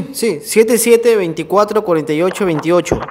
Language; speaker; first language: Spanish; native; Spanish